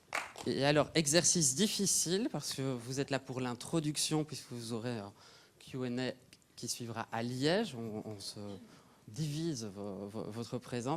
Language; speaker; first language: French; native; French